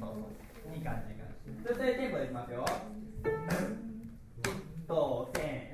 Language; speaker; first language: Japanese; native; Japanese